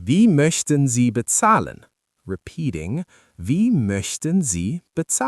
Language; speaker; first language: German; non-native, learner; English